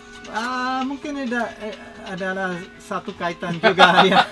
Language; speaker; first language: Indonesian; non-native, fluent; English